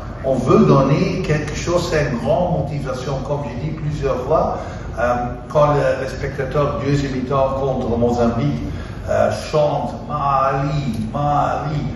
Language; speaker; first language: French; non-native, fluent; Dutch